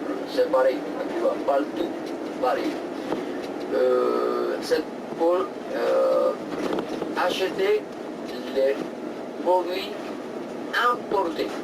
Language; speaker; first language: French; non-native, fluent; Spanish